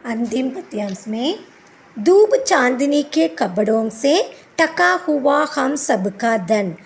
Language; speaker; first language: Hindi; non-native, local second language; Tamil